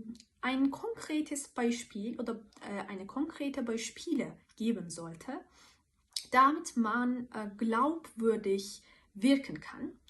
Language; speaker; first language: German; non-native, fluent; Turkish